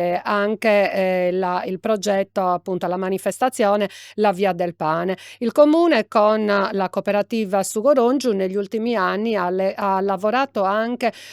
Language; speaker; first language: Italian; native; Italian